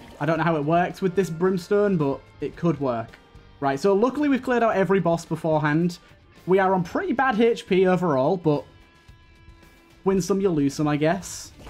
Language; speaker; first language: English; native; English